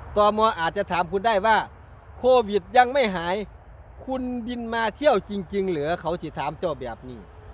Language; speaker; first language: Thai; native; Thai